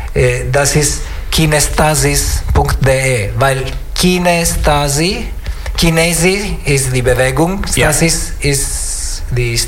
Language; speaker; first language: German; non-native, learner; Italian